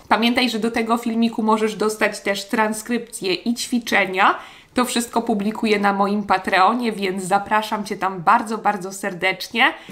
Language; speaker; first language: Polish; native; Polish